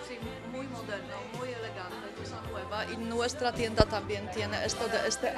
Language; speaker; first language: Spanish; non-native, learner; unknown